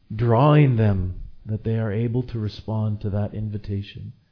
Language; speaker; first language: English; native; English